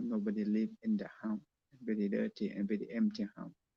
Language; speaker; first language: English; non-native, learner; Thai